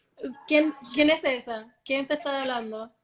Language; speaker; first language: Spanish; early bilingual, heritage; Spanish